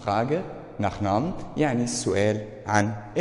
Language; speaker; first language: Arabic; native; Arabic